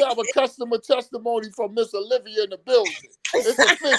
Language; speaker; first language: English; native; English